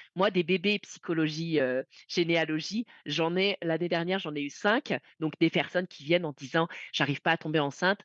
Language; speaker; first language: French; native; French